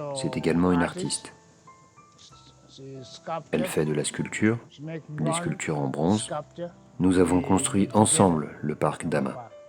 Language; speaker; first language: French; non-native, learner; Thai